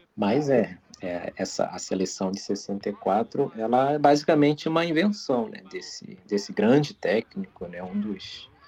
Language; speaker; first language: Portuguese; native; Portuguese